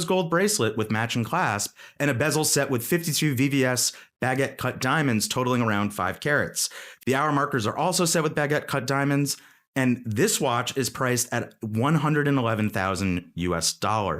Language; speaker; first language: English; native; English